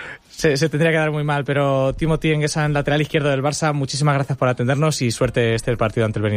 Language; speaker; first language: Spanish; native; Spanish